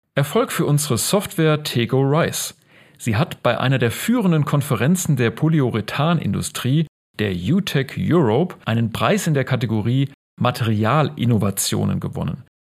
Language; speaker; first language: German; native; German